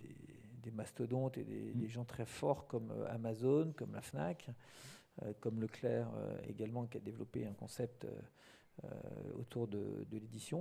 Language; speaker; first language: French; native; French